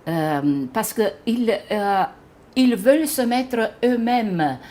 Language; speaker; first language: French; non-native, fluent; Romanian